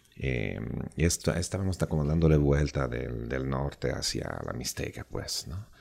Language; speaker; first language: Spanish; non-native, fluent; Italian